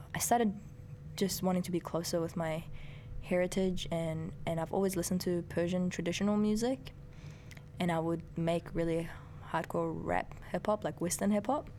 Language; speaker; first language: English; early bilingual, other home language; Persian